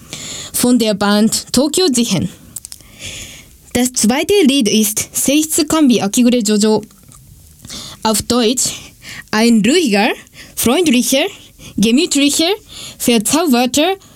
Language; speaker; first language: German; non-native, learner; Japanese